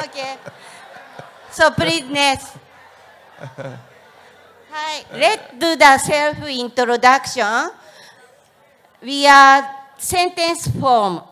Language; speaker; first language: English; non-native, learner; Japanese